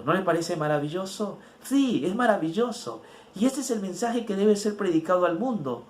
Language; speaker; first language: Spanish; native; Spanish